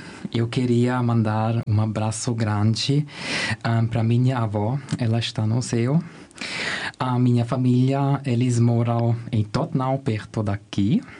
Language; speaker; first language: Portuguese; non-native, fluent; German